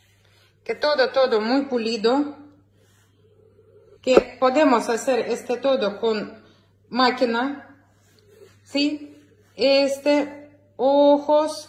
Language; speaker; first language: Spanish; non-native, learner; Ukrainian